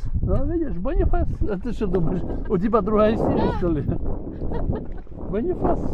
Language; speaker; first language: Russian; native; Russian